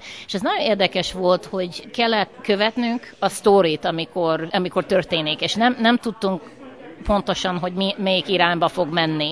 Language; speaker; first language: Hungarian; early bilingual, heritage; English